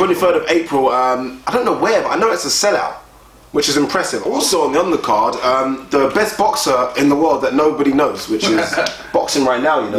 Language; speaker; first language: English; native; English